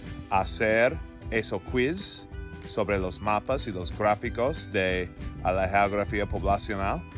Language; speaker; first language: Spanish; non-native, fluent; English